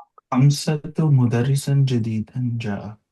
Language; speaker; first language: Arabic; non-native, learner; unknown